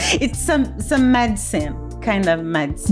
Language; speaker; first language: English; non-native, fluent; Portuguese